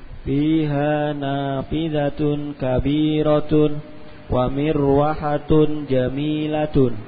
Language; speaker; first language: Arabic; non-native, learner; Indonesian